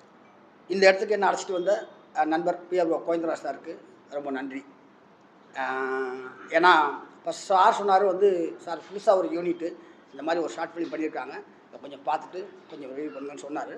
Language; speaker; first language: Tamil; native; Tamil